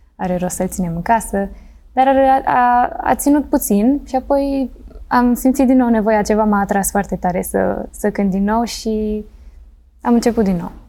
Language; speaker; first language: Romanian; early bilingual, heritage; Romanian